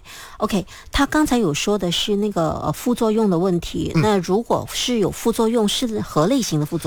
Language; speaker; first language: Chinese; native; Chinese